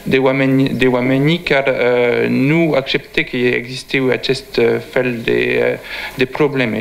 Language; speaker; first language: Romanian; non-native, learner; French